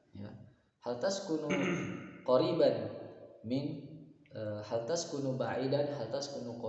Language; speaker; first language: Arabic; non-native, fluent; Indonesian